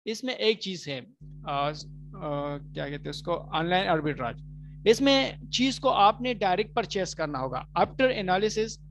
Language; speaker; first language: Urdu; non-native, local second language; Punjabi